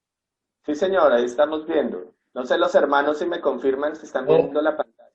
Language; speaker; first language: Spanish; native; Spanish